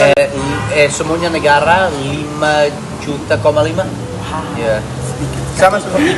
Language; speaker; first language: Indonesian; non-native, fluent; English